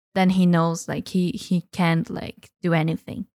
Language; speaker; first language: English; non-native, fluent; Portuguese